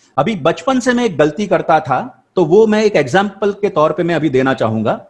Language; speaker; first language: Hindi; non-native, local second language; Gujarati